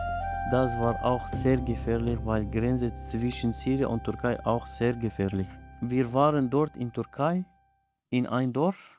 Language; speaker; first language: German; non-native, learner; Arabic